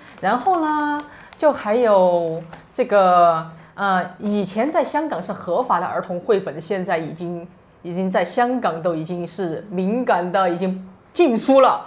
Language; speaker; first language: Chinese; native; Chinese